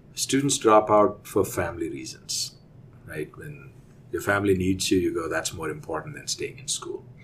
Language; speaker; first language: English; non-native, local second language; Telugu